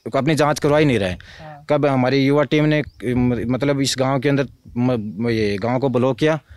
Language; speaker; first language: Hindi; native; Hindi